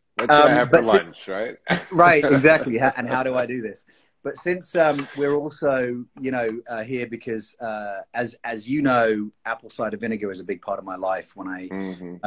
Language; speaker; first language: English; native; English